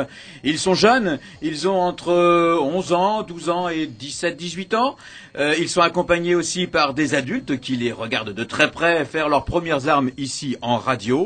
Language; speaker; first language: French; native; French